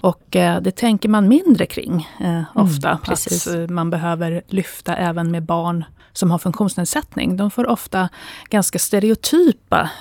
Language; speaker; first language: Swedish; native; Swedish